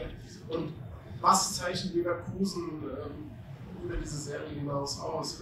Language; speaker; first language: German; native; German